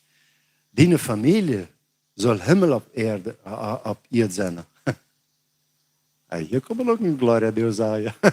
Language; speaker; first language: German; non-native, learner; Plautdietsch